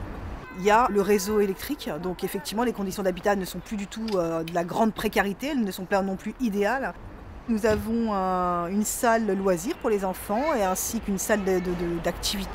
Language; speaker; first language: French; native; French